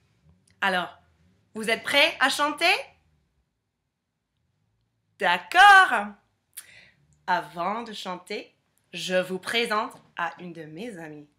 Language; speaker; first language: French; non-native, fluent; English